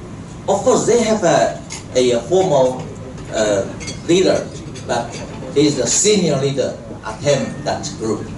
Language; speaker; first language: English; non-native, local second language; Chinese